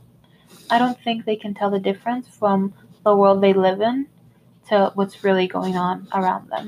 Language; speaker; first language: English; native; English